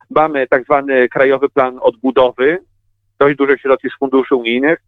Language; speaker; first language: Polish; native; Polish